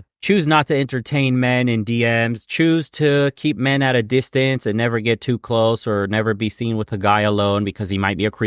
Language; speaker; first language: English; native; English